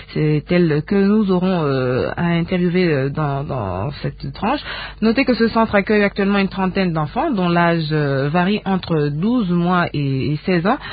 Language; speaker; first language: French; non-native, local second language; Lingala